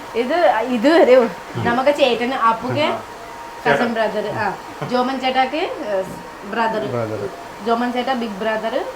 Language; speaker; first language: Malayalam; non-native, learner; Nepali